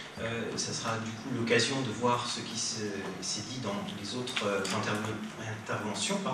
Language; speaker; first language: French; native; French